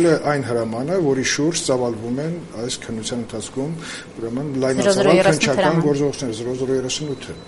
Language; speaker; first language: Armenian; native; Armenian